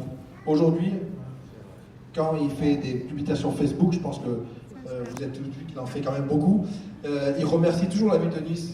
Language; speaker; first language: French; native; French